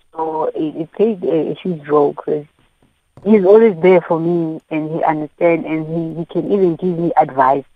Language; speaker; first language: English; non-native, local second language; Xhosa